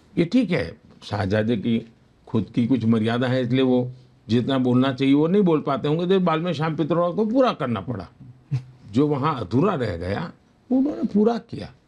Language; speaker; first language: Hindi; non-native, local second language; Gujarati